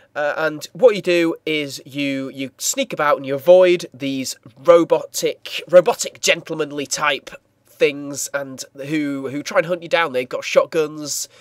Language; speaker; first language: English; native; English